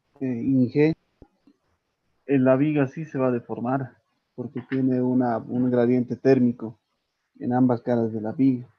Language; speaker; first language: Spanish; native; Spanish